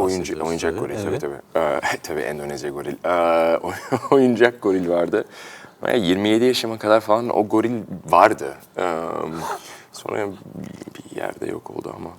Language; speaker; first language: Turkish; early bilingual, heritage; Turkish